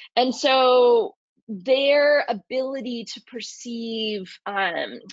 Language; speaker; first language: English; native; English